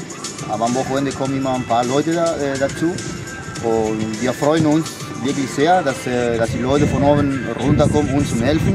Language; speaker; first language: German; non-native, fluent; Spanish